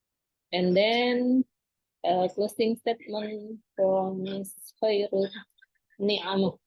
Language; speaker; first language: English; non-native, fluent; Indonesian